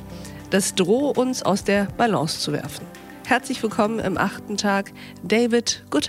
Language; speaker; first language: German; native; German